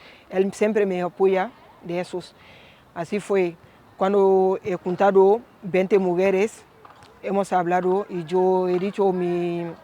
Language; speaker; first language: Spanish; non-native, learner; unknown